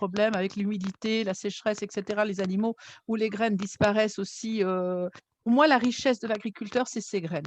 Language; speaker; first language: French; native; French